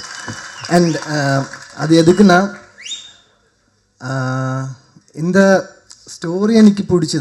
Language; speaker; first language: Tamil; non-native, learner; Malayalam